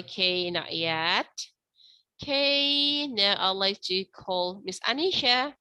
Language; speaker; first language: English; non-native, fluent; Indonesian